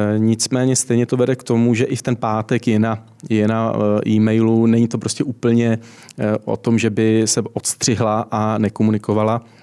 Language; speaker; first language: Czech; native; Czech